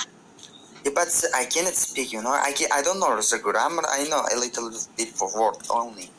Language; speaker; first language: English; non-native, learner; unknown